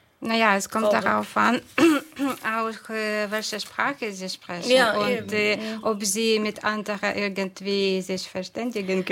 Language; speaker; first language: German; non-native, fluent; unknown